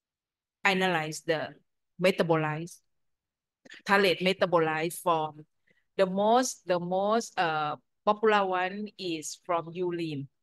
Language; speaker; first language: English; non-native, fluent; Thai